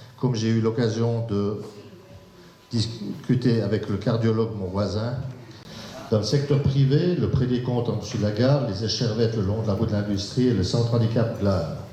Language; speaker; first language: French; native; French